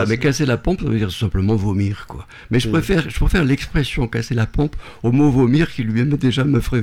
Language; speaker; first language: French; native; French